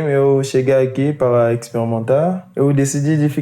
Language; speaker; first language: Portuguese; non-native, fluent; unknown